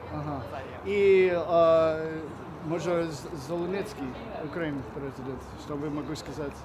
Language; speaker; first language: Russian; non-native, learner; English